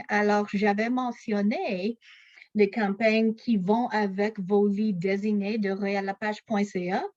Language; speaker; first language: French; non-native, local second language; English